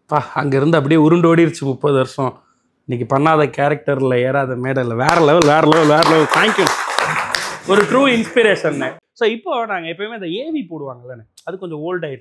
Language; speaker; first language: Tamil; native; Tamil